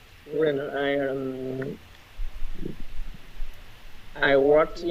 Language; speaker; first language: English; non-native, learner; Vietnamese